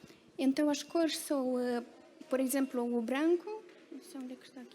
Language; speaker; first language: Portuguese; non-native, fluent; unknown